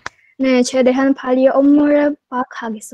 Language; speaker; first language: Korean; non-native, learner; Indonesian